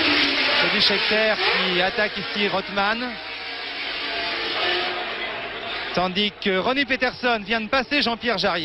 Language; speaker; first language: French; native; French